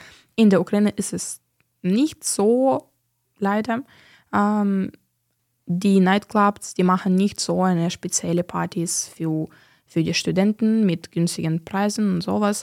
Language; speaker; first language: German; non-native, fluent; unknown